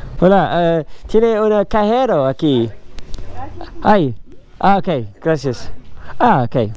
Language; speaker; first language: Spanish; non-native, learner; English